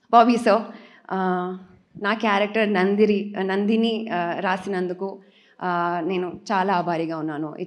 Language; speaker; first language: Telugu; non-native, learner; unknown